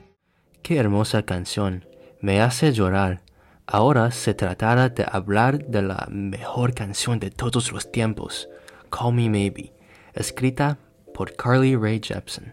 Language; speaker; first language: Spanish; non-native, learner; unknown